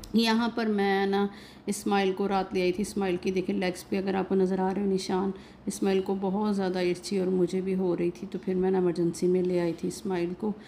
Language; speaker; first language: Urdu; native; Urdu